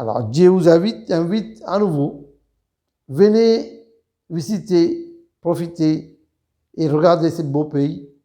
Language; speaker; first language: French; non-native, fluent; Sinhala